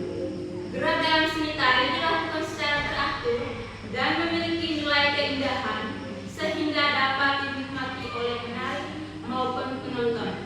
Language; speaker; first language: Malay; non-native, local second language; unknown